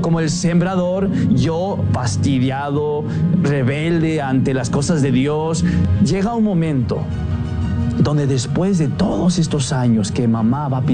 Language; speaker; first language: Spanish; early bilingual, heritage; Spanish